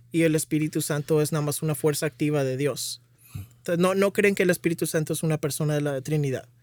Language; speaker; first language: Spanish; early bilingual, heritage; Spanish